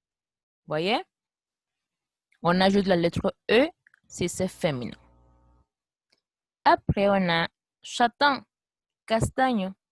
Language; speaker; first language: French; non-native, fluent; Spanish